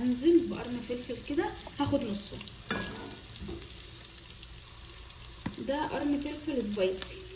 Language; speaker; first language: Arabic; native; Arabic